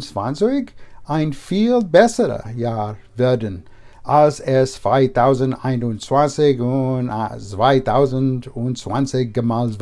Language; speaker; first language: German; non-native, learner; English